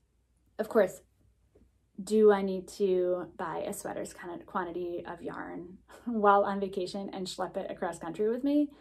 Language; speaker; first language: English; native; English